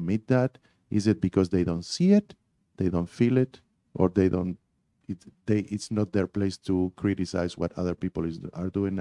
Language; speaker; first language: English; non-native, fluent; Spanish